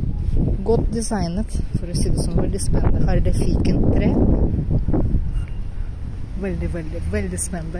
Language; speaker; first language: Norwegian; non-native, fluent; Russian